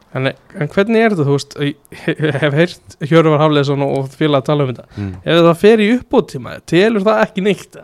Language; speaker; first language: Icelandic; native; Icelandic